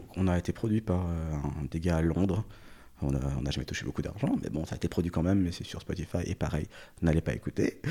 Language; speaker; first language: French; early bilingual, other home language; Portuguese